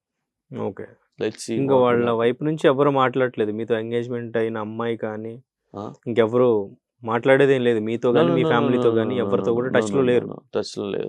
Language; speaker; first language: Telugu; native; Telugu